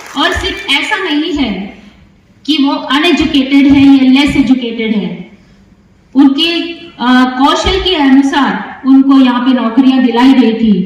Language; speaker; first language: Hindi; non-native, local second language; Kannada